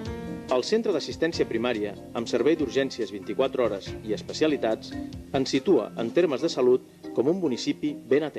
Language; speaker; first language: Catalan; native; Catalan